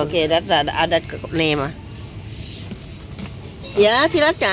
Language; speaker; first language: Dutch; non-native, learner; Thai